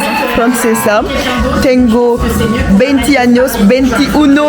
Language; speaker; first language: Spanish; non-native, learner; French